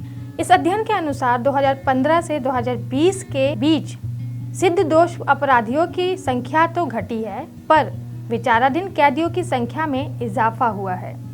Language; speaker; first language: Hindi; native; Hindi